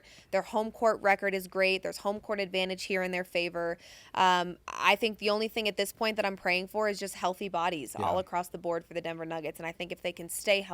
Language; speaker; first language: English; native; English